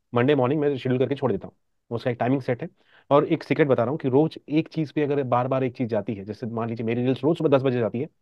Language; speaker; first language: Hindi; non-native, local second language; Marathi